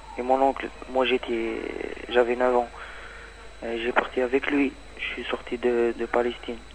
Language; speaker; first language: French; non-native, learner; Arabic